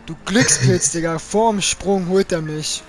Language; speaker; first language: German; native; German